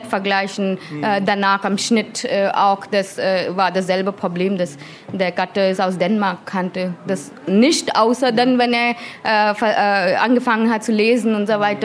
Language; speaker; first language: German; non-native, learner; Hindi